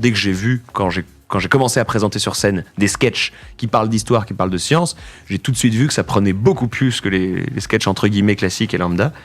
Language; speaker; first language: French; native; French